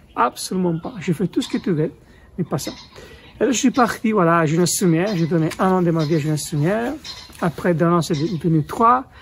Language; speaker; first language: French; non-native, fluent; Italian